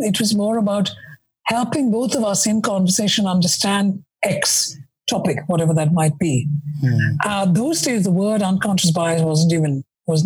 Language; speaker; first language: English; non-native, local second language; Malayalam